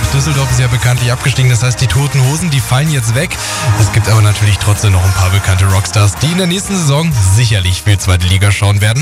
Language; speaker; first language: German; native; German